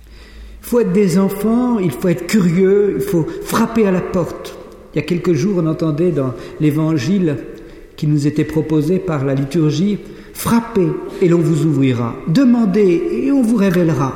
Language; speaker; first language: French; native; French